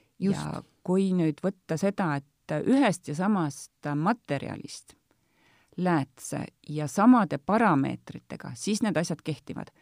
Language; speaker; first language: Estonian; native; Estonian